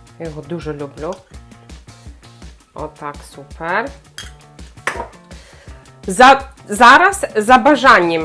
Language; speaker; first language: Polish; non-native, learner; Ukrainian